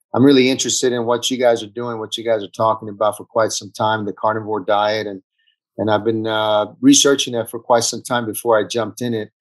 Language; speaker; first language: English; early bilingual, other home language; Italian